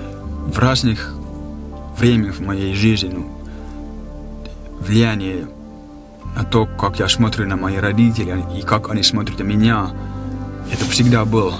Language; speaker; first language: Russian; non-native, fluent; Finnish